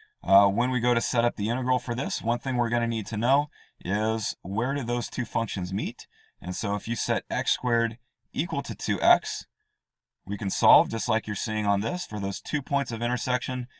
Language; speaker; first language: English; native; English